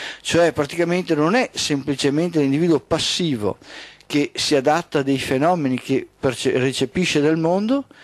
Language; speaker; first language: Italian; native; Italian